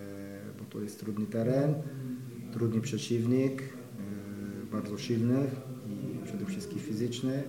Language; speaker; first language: Polish; non-native, fluent; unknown